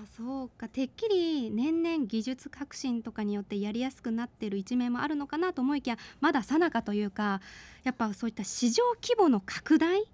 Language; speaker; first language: Japanese; native; Japanese